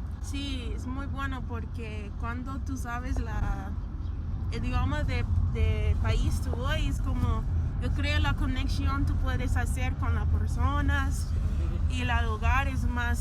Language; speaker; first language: Spanish; non-native, learner; English